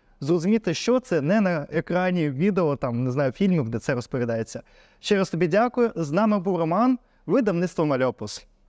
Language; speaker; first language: Ukrainian; non-native, local second language; Russian